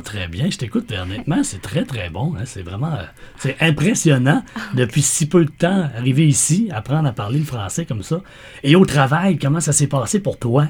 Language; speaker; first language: French; native; French